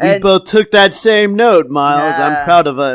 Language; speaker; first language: English; native; English